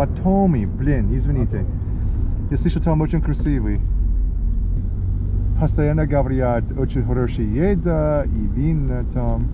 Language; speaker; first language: Russian; non-native, learner; English